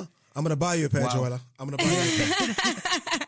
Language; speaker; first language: English; non-native, local second language; Yoruba